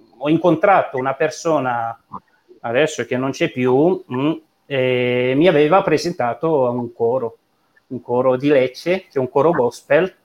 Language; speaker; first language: Italian; non-native, fluent; Romanian